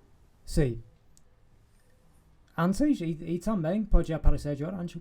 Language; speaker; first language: Portuguese; non-native, fluent; English